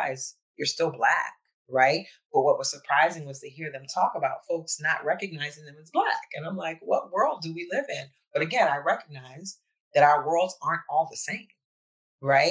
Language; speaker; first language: English; native; English